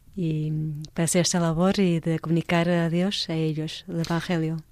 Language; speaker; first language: Spanish; non-native, fluent; Portuguese